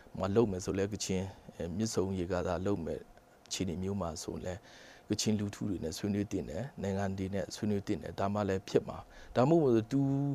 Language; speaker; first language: Burmese; non-native, local second language; Kachin